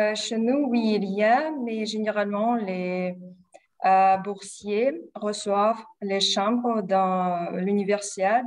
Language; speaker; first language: French; non-native, fluent; Russian